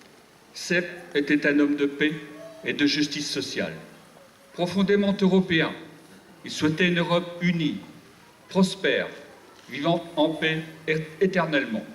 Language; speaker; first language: French; native; French